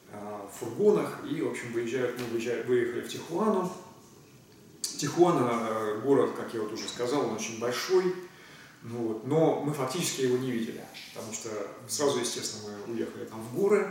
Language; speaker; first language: Russian; native; Russian